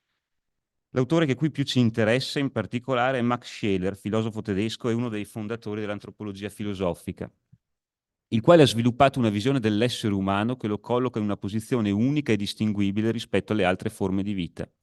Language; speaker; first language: Italian; native; Italian